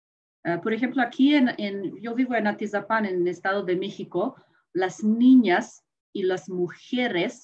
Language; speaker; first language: Spanish; non-native, fluent; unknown